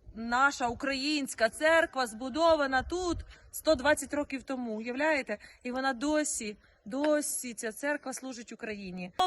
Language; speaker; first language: Ukrainian; native; Ukrainian